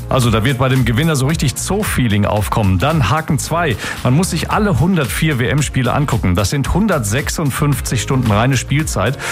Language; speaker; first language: German; native; German